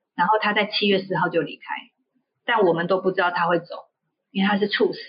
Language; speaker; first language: Chinese; native; Chinese